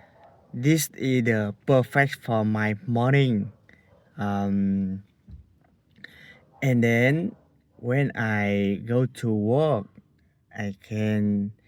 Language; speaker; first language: English; non-native, learner; Vietnamese